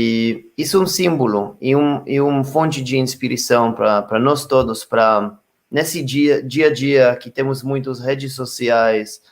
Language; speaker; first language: Portuguese; non-native, fluent; Hebrew